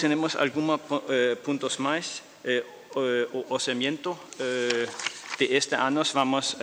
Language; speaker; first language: Portuguese; non-native, fluent; Danish